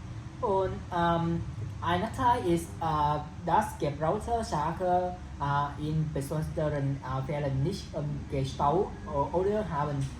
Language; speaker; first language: German; non-native, learner; Vietnamese